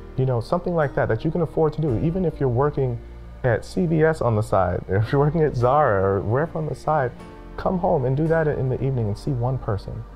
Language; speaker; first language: English; native; English